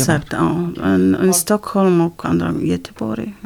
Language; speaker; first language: Swedish; non-native, learner; Arabic